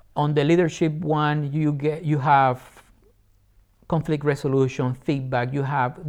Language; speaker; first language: English; non-native, fluent; Spanish